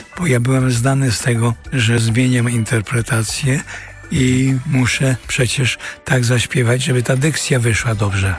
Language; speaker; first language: Polish; early bilingual, heritage; Polish